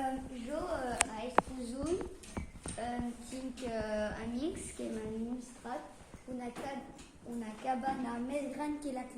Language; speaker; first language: Catalan; non-native, local second language; French